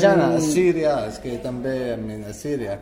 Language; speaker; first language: Catalan; non-native, learner; Arabic